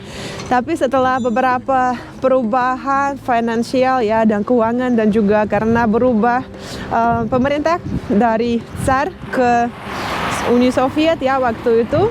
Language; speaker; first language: Indonesian; non-native, fluent; Russian